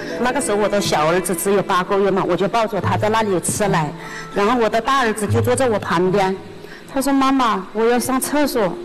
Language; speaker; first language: Chinese; native; Chinese